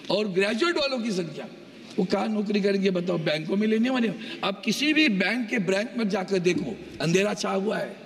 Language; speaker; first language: Hindi; non-native, local second language; Marathi